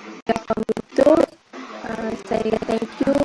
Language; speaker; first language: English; non-native, learner; Indonesian